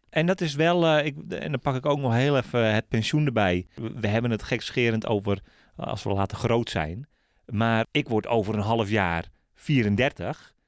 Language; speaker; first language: Dutch; native; Dutch